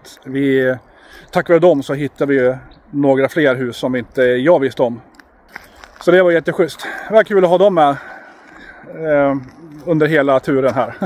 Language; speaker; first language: Swedish; native; Swedish